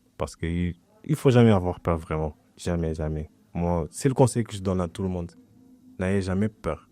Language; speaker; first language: French; non-native, fluent; Portuguese